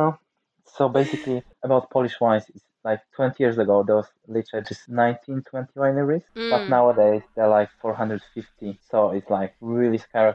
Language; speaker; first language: English; non-native, fluent; Polish